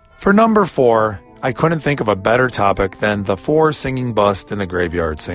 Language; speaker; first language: English; native; English